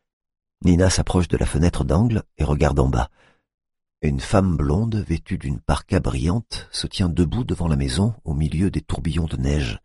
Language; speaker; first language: French; native; French